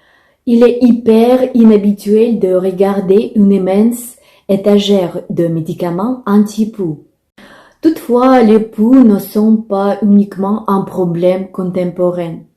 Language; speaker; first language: French; non-native, fluent; Russian